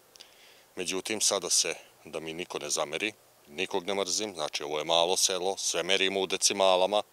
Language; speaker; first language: Serbian; native; Serbian